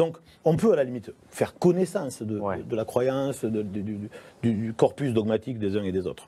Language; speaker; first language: French; native; French